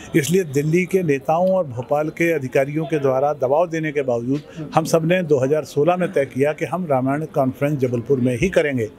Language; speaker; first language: Hindi; native; Hindi